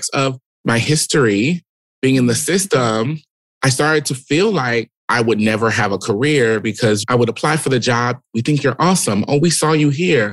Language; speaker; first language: English; native; English